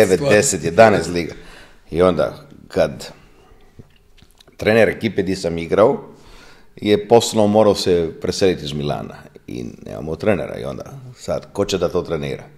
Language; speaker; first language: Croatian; non-native, fluent; Italian